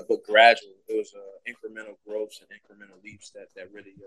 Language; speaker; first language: English; native; English